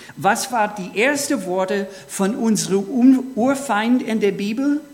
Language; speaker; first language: German; non-native, fluent; English